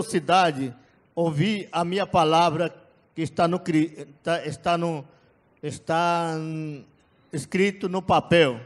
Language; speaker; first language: Portuguese; non-native, local second language; Yanomámi